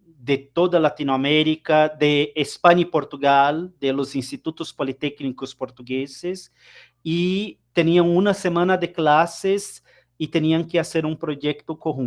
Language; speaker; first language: Spanish; non-native, fluent; Portuguese